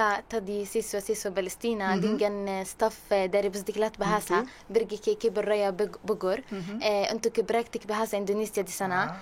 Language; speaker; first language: Indonesian; non-native, learner; Arabic